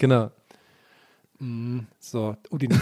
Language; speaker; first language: German; native; German